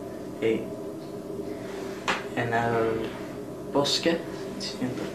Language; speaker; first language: Spanish; non-native, learner; English